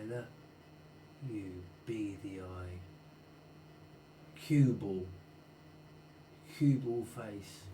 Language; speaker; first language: English; native; English